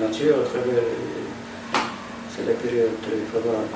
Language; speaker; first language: French; non-native, fluent; Russian